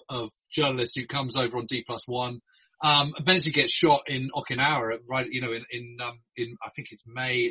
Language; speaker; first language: English; native; English